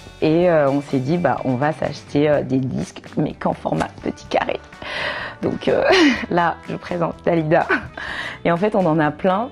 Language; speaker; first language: French; early bilingual, other home language; Kinyarwanda